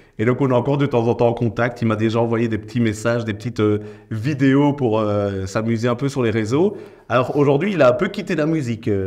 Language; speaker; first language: French; native; French